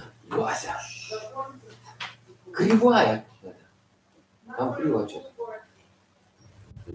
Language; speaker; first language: Russian; native; Russian